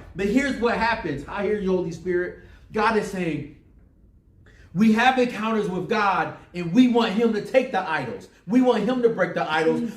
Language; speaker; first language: English; native; English